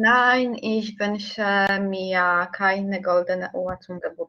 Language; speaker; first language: German; non-native, learner; Polish